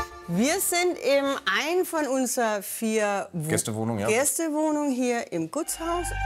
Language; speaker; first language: German; non-native, fluent; Danish